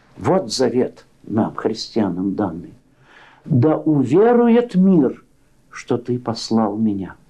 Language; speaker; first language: Russian; early bilingual, heritage; Russian